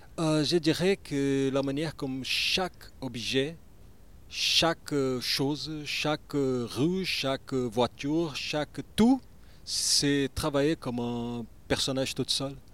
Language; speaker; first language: French; non-native, learner; Portuguese